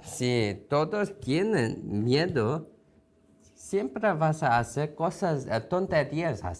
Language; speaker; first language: Spanish; non-native, fluent; Korean